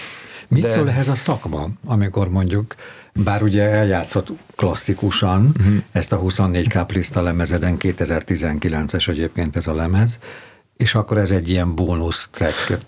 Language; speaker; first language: Hungarian; native; Hungarian